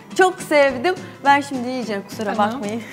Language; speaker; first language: Turkish; non-native, learner; Portuguese